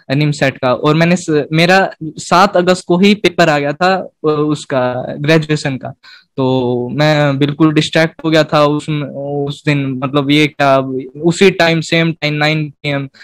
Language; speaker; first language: Hindi; native; Hindi